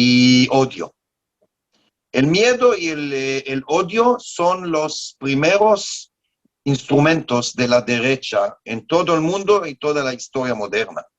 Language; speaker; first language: Spanish; non-native, learner; Hebrew